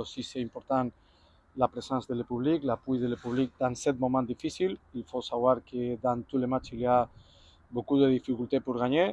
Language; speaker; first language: French; non-native, fluent; Spanish